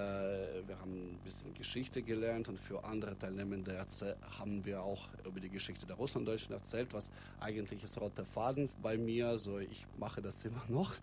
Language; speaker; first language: German; non-native, fluent; Russian